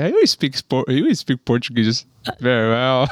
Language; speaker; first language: English; non-native, learner; Portuguese